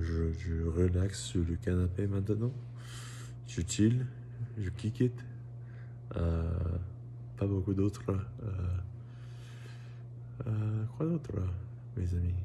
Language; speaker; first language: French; non-native, learner; English